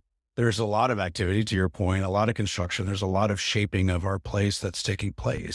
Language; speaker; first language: English; native; English